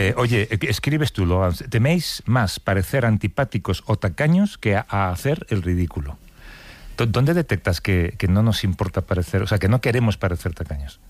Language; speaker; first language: Spanish; native; Spanish